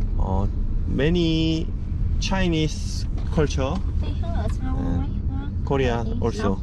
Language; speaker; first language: English; non-native, learner; Korean